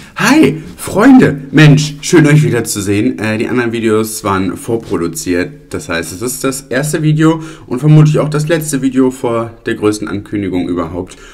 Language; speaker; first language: German; early bilingual, other home language; Italian